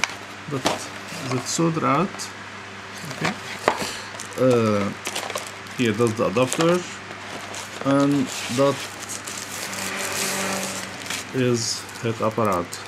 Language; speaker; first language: Dutch; non-native, fluent; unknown